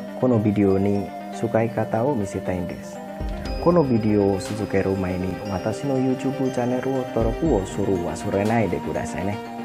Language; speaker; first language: Japanese; non-native, learner; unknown